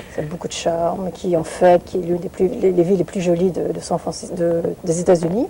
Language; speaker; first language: French; non-native, fluent; Vietnamese